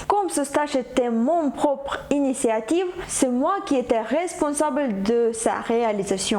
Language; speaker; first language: French; non-native, fluent; Ukrainian